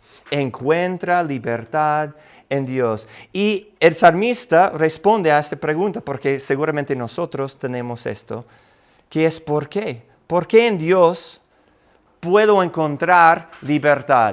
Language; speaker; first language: Spanish; non-native, fluent; English